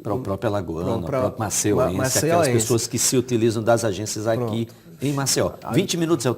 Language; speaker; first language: Portuguese; native; Portuguese